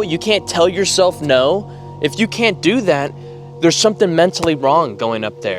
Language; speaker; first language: English; native; English